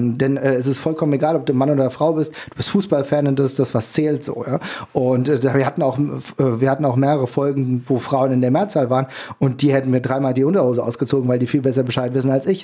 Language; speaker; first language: German; native; German